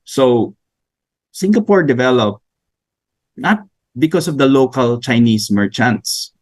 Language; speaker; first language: English; non-native, local second language; Filipino